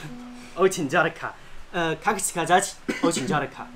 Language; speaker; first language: Russian; non-native, learner; Chinese